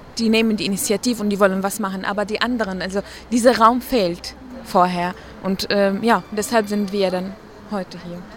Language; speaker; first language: German; non-native, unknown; Arabic